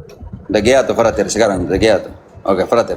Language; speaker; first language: Indonesian; native; Indonesian